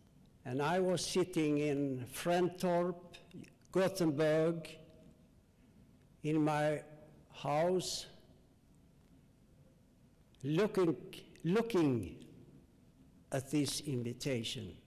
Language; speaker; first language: English; non-native, learner; Swedish